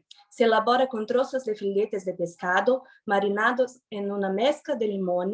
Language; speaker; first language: Spanish; non-native, learner; Portuguese